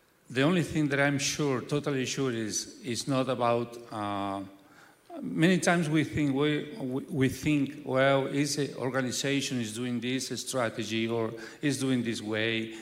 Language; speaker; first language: English; non-native, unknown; Spanish